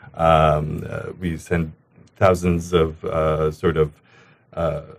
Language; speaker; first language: English; early bilingual, other home language; Arabic